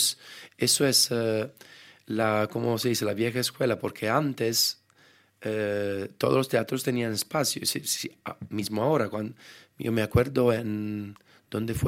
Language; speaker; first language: Spanish; non-native, fluent; Italian